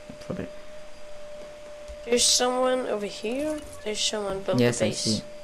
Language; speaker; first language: English; non-native, fluent; Danish